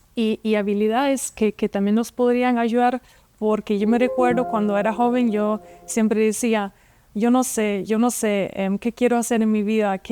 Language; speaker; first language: Spanish; non-native, fluent; German